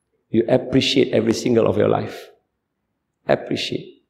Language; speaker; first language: English; non-native, local second language; Malay